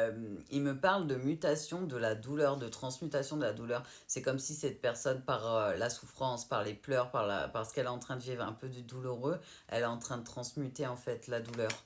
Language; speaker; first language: French; native; French